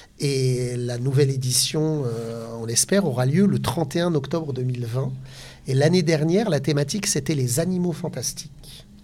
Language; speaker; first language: French; native; French